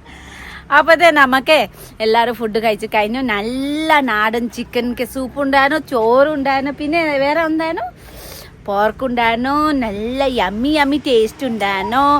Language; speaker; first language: Malayalam; non-native, learner; Nepali